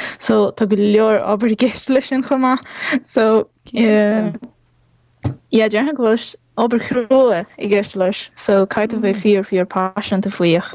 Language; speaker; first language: Irish; non-native, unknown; Portuguese